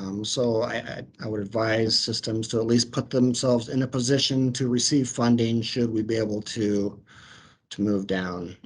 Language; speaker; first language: English; native; English